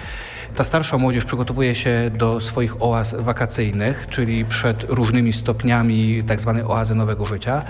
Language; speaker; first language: Polish; native; Polish